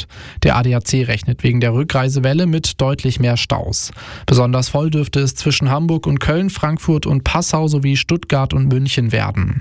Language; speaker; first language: German; native; German